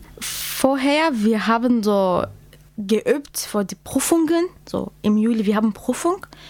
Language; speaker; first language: German; non-native, learner; Kurdish